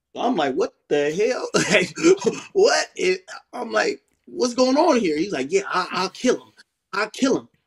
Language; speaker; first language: English; native; English